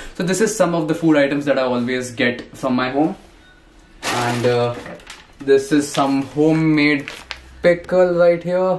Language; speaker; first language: English; non-native, local second language; Hindi